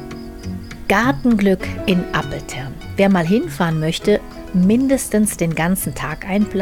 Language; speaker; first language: German; native; German